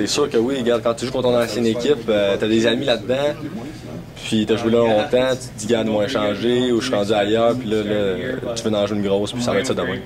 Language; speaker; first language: French; native; French